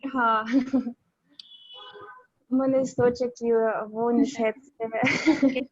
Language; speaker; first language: Hindi; non-native, learner; Russian